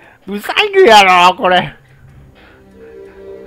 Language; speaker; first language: Chinese; native; Chinese